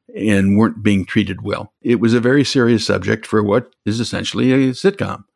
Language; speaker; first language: English; native; English